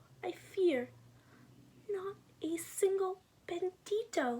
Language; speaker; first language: English; native; English